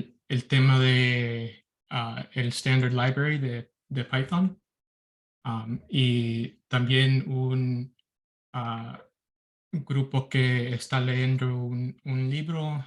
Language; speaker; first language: Spanish; early bilingual, heritage; Spanish